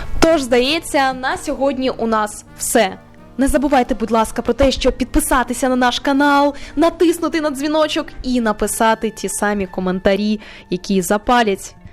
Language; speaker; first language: Ukrainian; native; Ukrainian